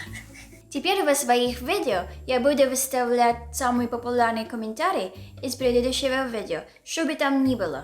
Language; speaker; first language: Russian; non-native, learner; Filipino